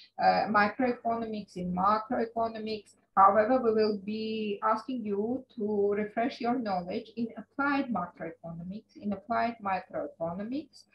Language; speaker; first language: English; non-native, fluent; Russian